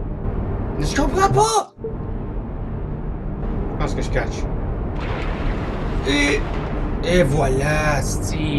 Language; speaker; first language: French; native; French